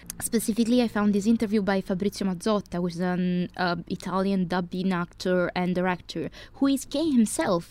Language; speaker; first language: English; non-native, fluent; Italian